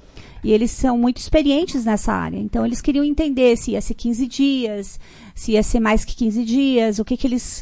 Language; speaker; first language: Portuguese; native; Portuguese